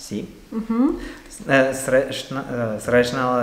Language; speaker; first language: Bulgarian; non-native, learner; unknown